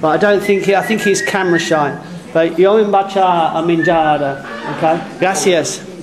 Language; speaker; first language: English; native; English